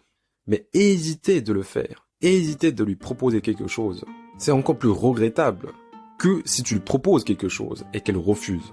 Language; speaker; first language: French; native; French